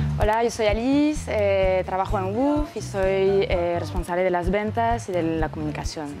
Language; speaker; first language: Spanish; non-native, fluent; French